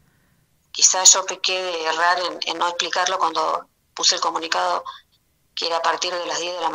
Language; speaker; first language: Spanish; native; Spanish